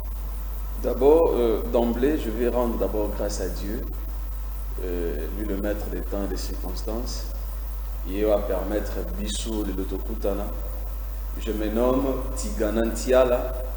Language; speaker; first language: French; non-native, local second language; Lingala